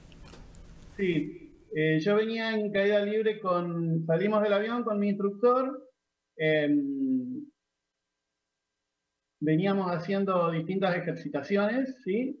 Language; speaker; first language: Spanish; native; Spanish